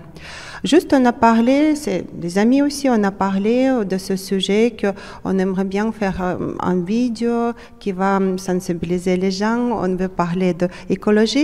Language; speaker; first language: French; non-native, fluent; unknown